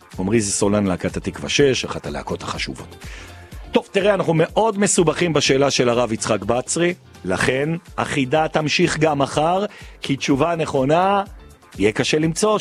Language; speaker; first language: Hebrew; native; Hebrew